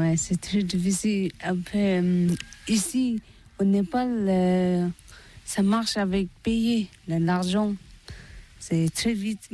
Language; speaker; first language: French; non-native, learner; Tibetan